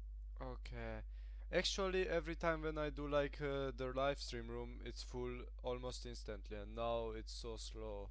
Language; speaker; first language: English; non-native, fluent; German